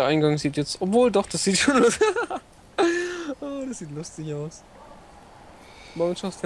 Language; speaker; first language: German; native; German